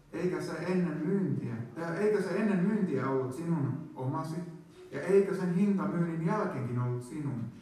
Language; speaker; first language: Finnish; native; Finnish